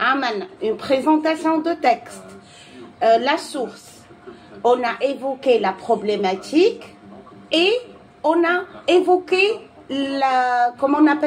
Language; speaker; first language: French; non-native, local second language; Arabic